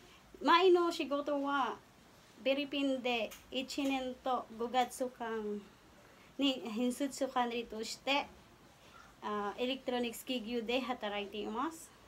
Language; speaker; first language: Japanese; non-native, learner; Filipino